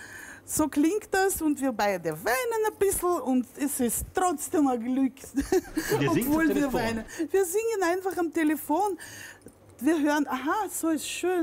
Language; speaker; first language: German; non-native, fluent; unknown